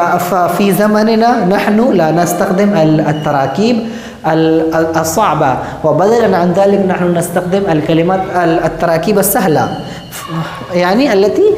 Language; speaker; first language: Arabic; non-native, fluent; Urdu